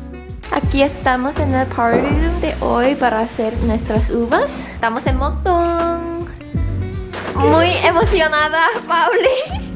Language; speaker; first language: Spanish; non-native, local second language; Korean